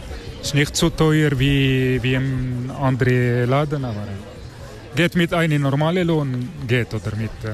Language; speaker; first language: German; non-native, learner; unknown